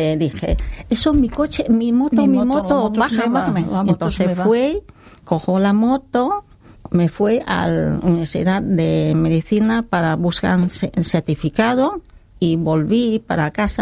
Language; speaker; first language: Spanish; non-native, learner; Khmer